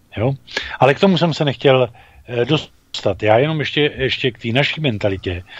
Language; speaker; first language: Czech; native; Czech